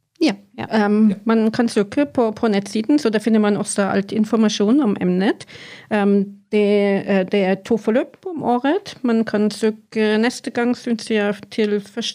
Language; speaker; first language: Norwegian; non-native, fluent; German